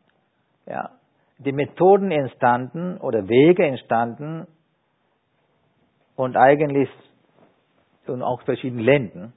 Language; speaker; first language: German; non-native, fluent; Sinhala